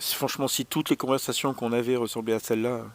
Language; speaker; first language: French; native; French